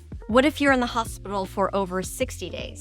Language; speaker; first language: English; native; English